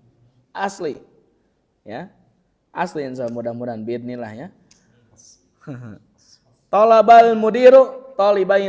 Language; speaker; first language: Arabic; non-native, fluent; Sundanese